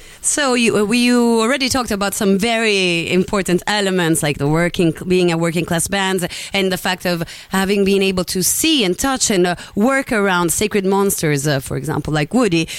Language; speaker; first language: English; non-native, fluent; Italian